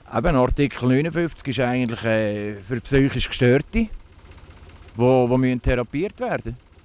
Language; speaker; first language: German; native; German